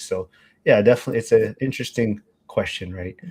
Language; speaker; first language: English; native; English